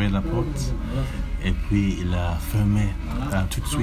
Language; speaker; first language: French; non-native, learner; English